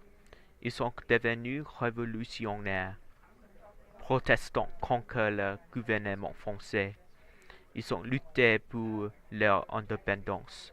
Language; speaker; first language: French; non-native, learner; Vietnamese